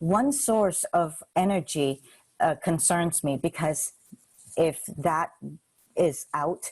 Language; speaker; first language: English; non-native, local second language; Cantonese